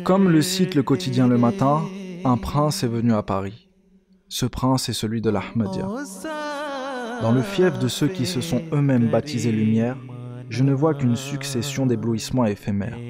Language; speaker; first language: French; native; French